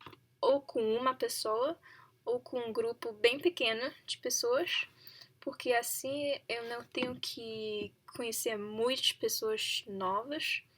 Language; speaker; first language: Portuguese; non-native, learner; English